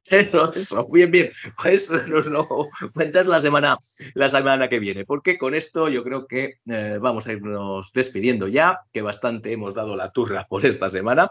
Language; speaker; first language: Spanish; native; Spanish